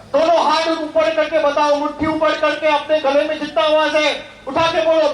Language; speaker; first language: Hindi; non-native, local second language; Bangla